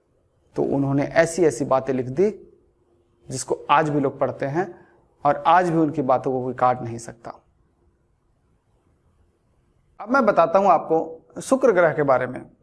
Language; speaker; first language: Hindi; native; Hindi